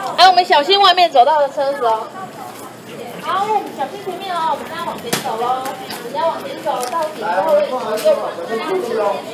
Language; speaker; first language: Chinese; native; Chinese